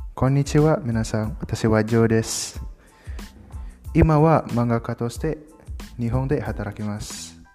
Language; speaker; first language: Japanese; non-native, learner; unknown